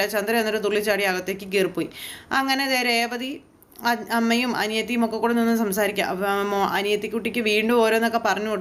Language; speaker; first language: Malayalam; native; Malayalam